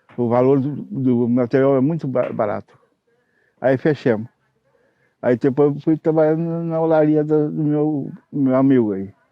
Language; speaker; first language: Portuguese; non-native, local second language; Low German